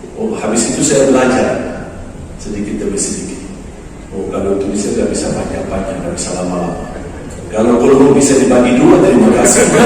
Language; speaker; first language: Malay; non-native, fluent; Arabic